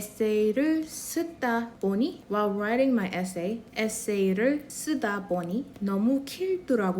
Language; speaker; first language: Korean; non-native, fluent; English